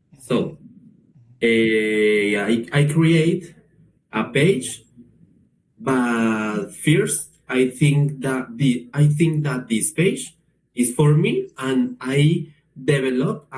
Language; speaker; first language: English; non-native, learner; Spanish